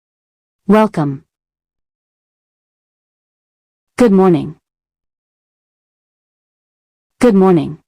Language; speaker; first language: English; non-native, fluent; Arabic